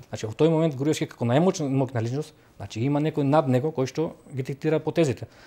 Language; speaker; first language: Macedonian; native; Macedonian